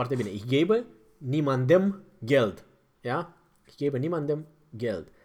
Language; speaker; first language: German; non-native, fluent; Romanian